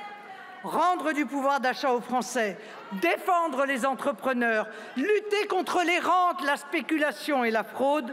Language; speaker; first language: French; native; French